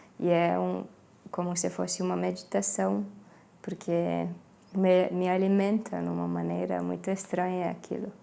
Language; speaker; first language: Portuguese; non-native, fluent; Estonian